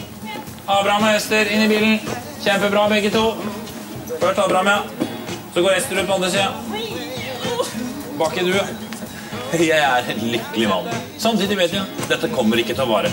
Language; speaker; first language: Norwegian; native; Norwegian